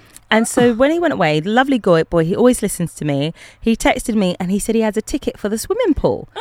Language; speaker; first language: English; native; English